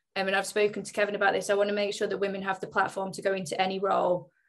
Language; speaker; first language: English; native; English